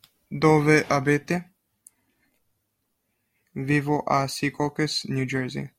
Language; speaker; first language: Italian; non-native, learner; English